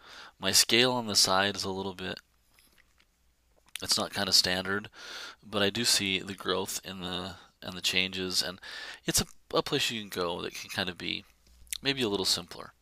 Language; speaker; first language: English; native; English